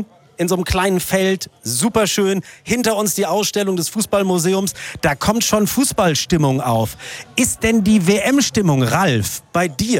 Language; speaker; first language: German; native; German